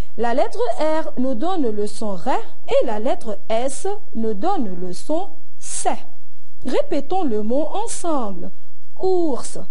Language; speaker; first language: French; non-native, local second language; Arabic